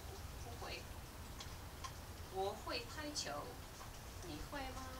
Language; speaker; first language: Chinese; non-native, learner; English